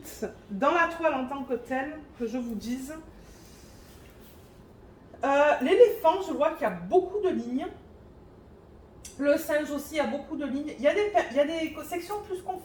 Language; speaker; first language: French; native; French